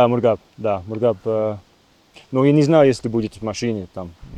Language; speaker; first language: Russian; non-native, learner; English